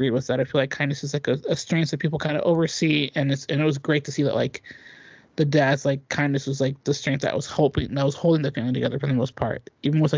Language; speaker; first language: English; native; English